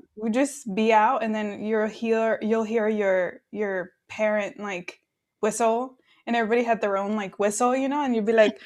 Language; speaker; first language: English; early bilingual, other home language; Spanish